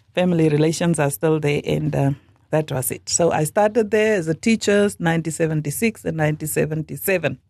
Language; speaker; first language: English; non-native, local second language; Afrikaans